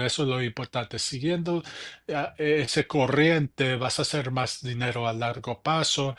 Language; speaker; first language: Spanish; early bilingual, heritage; English